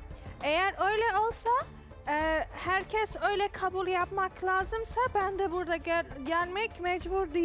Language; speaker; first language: Turkish; non-native, learner; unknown